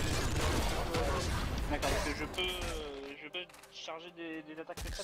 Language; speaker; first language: French; native; French